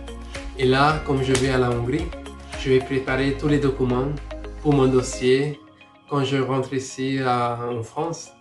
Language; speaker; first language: French; non-native, fluent; Hungarian